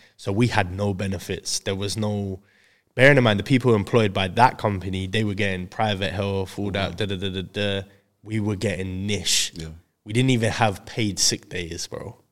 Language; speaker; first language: English; native; English